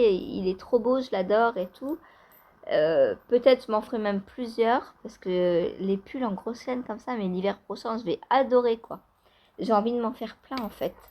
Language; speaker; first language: French; native; French